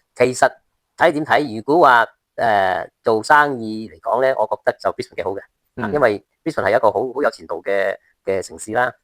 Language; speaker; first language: Cantonese; early bilingual, heritage; Cantonese